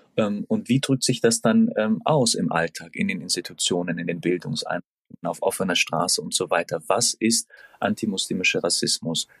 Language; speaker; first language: German; early bilingual, other home language; Turkish